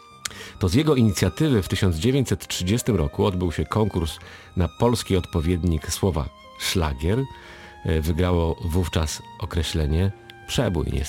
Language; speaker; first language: Polish; native; Polish